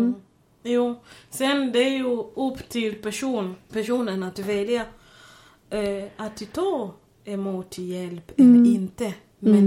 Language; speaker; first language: Swedish; non-native, fluent; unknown